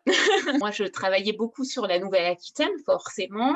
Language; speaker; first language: French; native; French